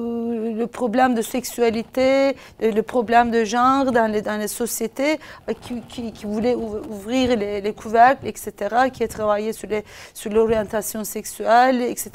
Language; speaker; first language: French; non-native, fluent; Turkish